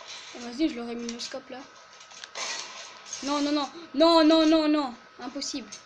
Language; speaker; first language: French; native; French